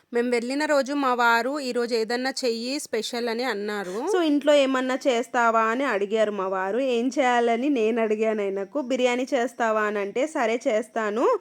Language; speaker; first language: Telugu; native; Telugu